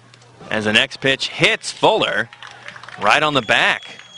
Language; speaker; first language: English; native; English